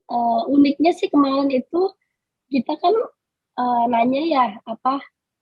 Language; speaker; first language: Indonesian; native; Indonesian